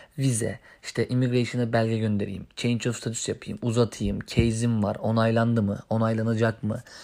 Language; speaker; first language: Turkish; native; Turkish